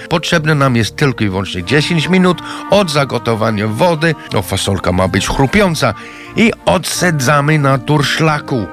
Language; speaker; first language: Polish; non-native, fluent; English